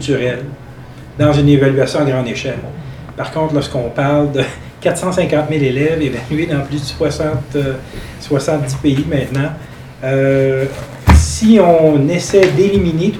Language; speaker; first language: French; native; French